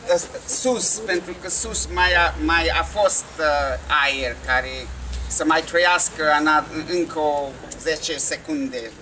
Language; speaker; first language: Romanian; non-native, learner; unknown